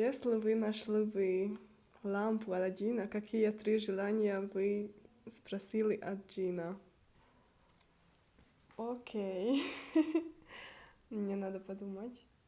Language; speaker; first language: Russian; non-native, learner; Hungarian